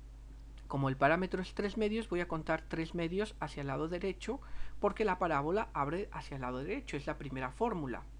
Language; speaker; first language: Spanish; native; Spanish